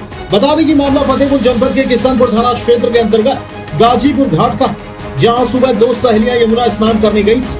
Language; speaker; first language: Hindi; native; Hindi